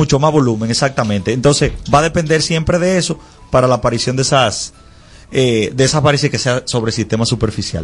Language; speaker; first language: Spanish; native; Spanish